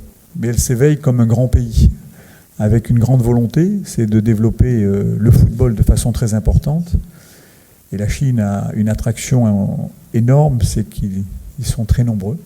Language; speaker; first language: French; native; French